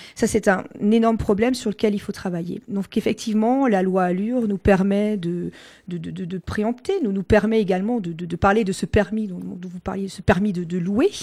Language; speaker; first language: French; non-native, local second language; Swiss German